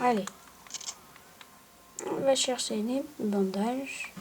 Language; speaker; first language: French; native; French